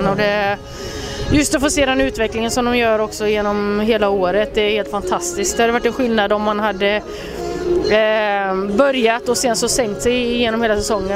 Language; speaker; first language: Swedish; native; Swedish